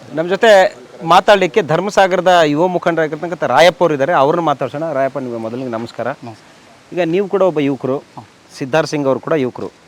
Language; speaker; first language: Kannada; native; Kannada